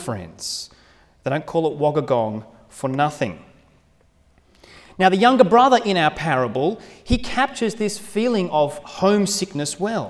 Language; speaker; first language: English; native; English